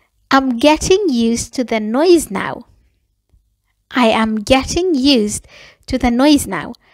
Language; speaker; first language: English; non-native, fluent; Persian